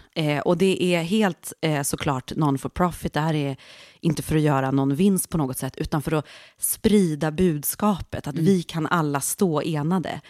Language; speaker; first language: Swedish; early bilingual, other home language; Central Kurdish